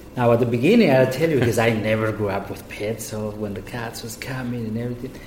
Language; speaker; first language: English; non-native, fluent; Spanish